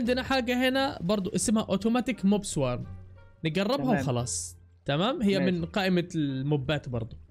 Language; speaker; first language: Arabic; native; Arabic